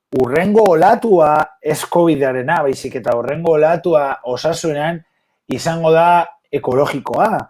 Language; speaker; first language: Basque; non-native, local second language; Spanish